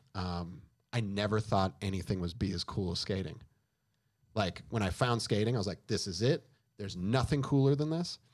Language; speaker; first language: English; native; English